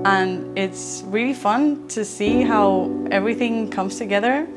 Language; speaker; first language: English; non-native, fluent; Spanish